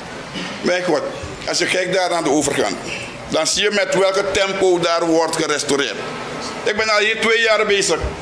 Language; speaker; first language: Dutch; non-native, local second language; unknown